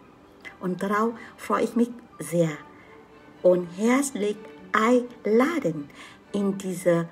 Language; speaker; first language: German; non-native, learner; Vietnamese